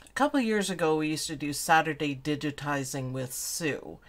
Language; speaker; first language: English; native; English